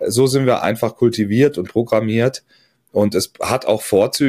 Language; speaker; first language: German; native; German